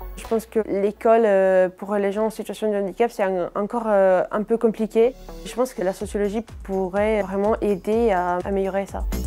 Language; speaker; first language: French; non-native, fluent; Italian